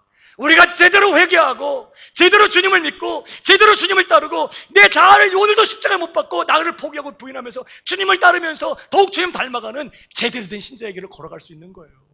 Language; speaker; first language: Korean; native; Korean